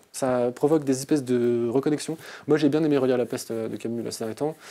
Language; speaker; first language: French; native; French